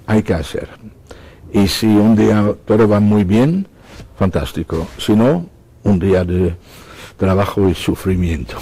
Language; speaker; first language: Spanish; non-native, fluent; Dutch